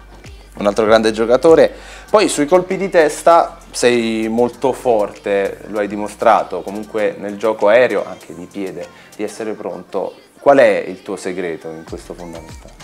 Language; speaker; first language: Italian; native; Italian